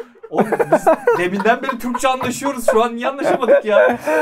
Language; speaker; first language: Turkish; native; Turkish